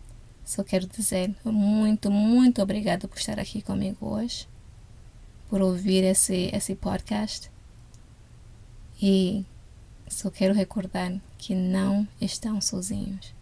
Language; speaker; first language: Portuguese; non-native, fluent; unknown